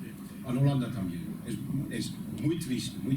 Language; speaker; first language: Spanish; non-native, learner; Dutch